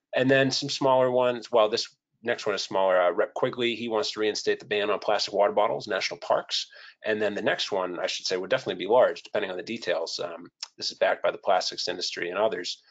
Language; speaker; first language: English; native; English